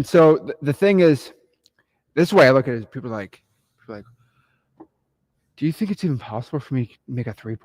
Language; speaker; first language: English; native; English